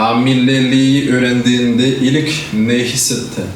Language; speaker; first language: Turkish; non-native, learner; Haitian Creole